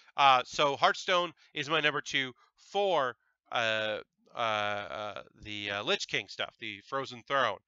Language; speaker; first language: English; native; English